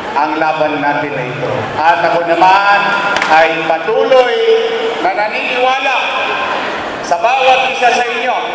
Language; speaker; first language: Filipino; native; Filipino